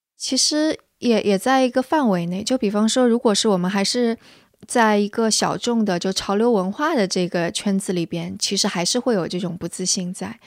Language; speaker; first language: Chinese; native; Chinese